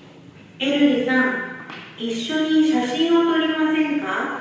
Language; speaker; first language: Japanese; non-native, learner; Indonesian